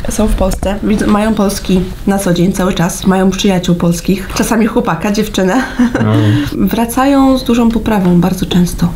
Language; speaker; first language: Polish; native; Polish